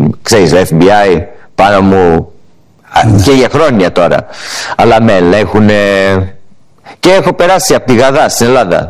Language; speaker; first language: Greek; early bilingual, heritage; English